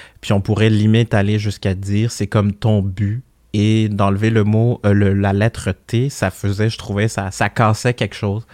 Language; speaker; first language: French; early bilingual, other home language; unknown